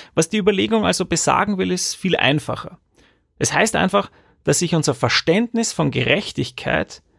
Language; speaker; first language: German; native; German